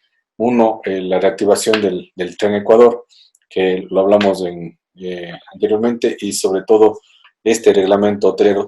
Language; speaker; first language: Spanish; native; Spanish